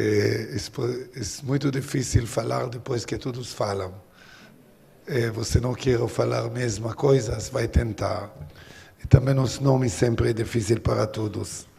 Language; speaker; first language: Portuguese; non-native, learner; Hebrew